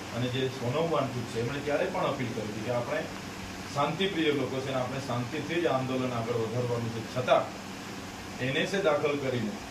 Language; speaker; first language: Gujarati; non-native, local second language; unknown